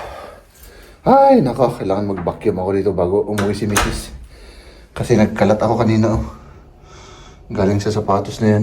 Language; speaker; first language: Filipino; native; Filipino